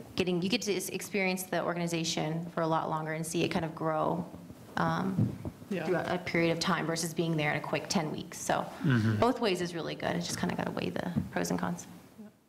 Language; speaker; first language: English; native; English